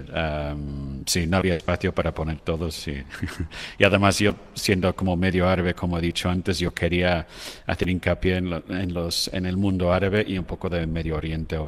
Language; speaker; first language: Spanish; non-native, fluent; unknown